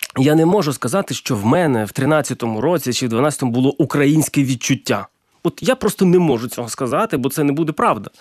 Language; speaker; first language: Ukrainian; non-native, local second language; Russian